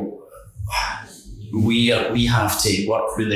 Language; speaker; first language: English; native; English